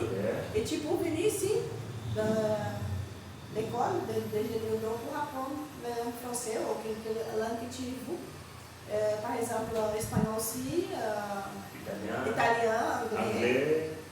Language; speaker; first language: French; non-native, learner; Portuguese